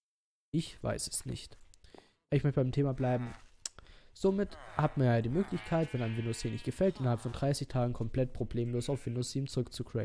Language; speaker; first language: German; native; German